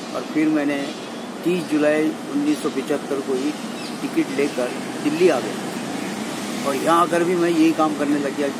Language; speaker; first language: Hindi; non-native, local second language; Marathi